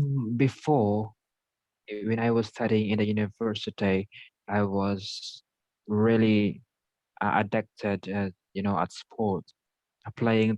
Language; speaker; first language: English; non-native, local second language; Filipino